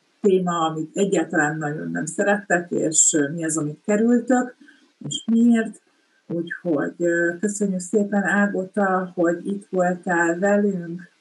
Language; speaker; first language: Hungarian; native; Hungarian